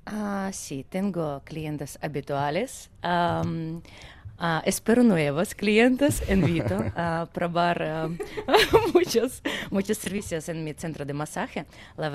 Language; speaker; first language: Spanish; non-native, learner; Ukrainian